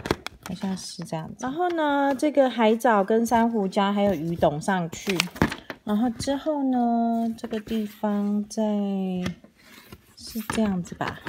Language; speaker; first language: Chinese; native; Chinese